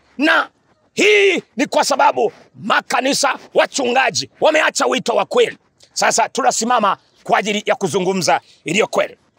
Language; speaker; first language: Swahili; native; Swahili